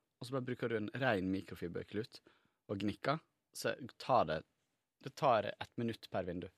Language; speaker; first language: Norwegian; native; Norwegian